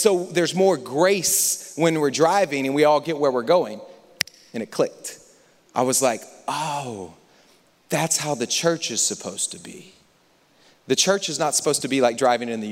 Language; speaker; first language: English; native; English